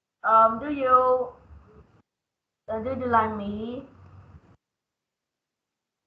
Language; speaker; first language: English; non-native, learner; Vietnamese